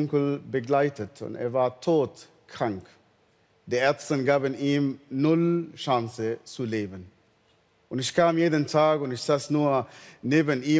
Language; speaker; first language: German; non-native, fluent; Arabic